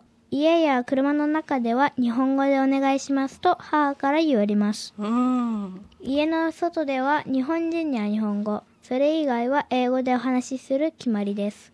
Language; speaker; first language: Japanese; early bilingual, heritage; Japanese